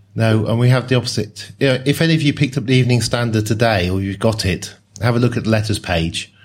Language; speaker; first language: English; native; English